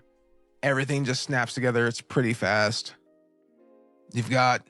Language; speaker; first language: English; native; English